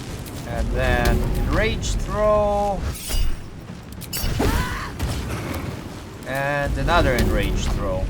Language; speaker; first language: English; native; English